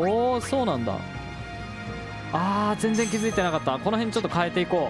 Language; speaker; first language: Japanese; native; Japanese